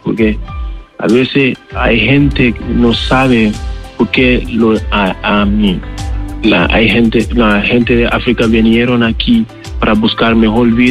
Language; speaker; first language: Spanish; non-native, learner; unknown